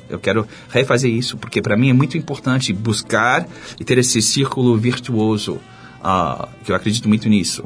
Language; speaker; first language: Portuguese; non-native, fluent; English